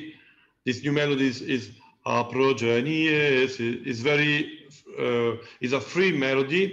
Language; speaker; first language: English; non-native, learner; Italian